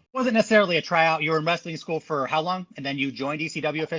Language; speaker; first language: English; native; English